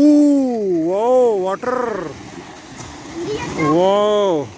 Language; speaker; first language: English; non-native, learner; Urdu